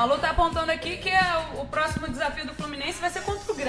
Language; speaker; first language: Portuguese; native; Portuguese